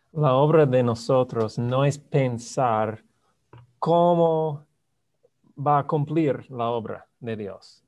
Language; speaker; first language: Spanish; non-native, fluent; English